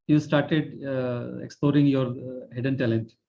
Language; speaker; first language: English; non-native, local second language; Hindi